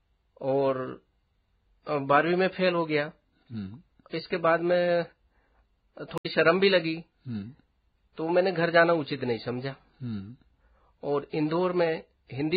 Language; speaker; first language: Hindi; native; Hindi